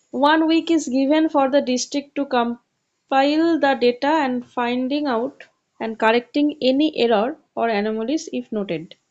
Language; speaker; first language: English; non-native, local second language; Bangla